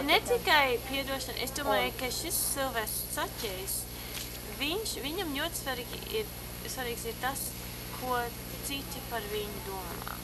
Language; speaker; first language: Latvian; early bilingual, heritage; Latvian